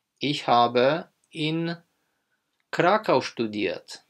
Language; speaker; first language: German; non-native, fluent; Polish